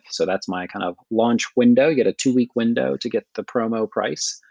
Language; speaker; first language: English; native; English